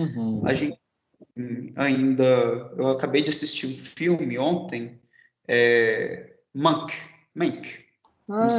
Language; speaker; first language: Portuguese; native; Portuguese